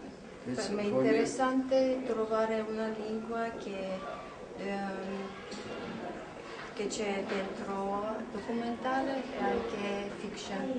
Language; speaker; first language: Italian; non-native, learner; Armenian